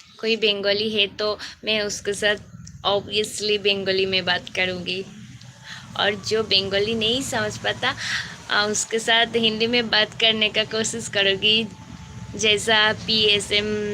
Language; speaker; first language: Hindi; non-native, local second language; Bangla